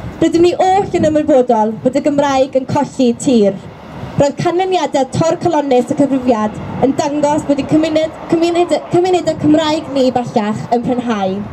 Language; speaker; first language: Welsh; native; Welsh